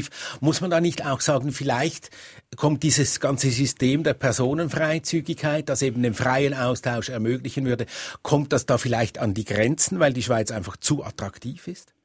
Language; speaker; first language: German; native; German